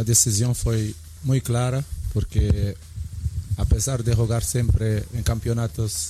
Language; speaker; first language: Portuguese; non-native, local second language; Kabuverdianu